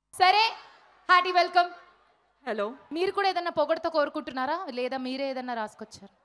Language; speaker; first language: Telugu; native; Telugu